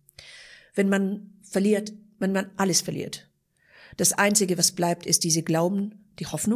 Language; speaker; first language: German; non-native, fluent; Persian